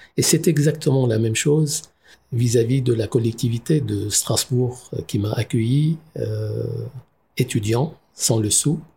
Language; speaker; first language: French; non-native, local second language; Arabic